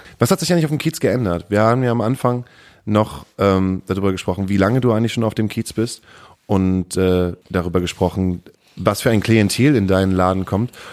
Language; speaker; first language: German; native; German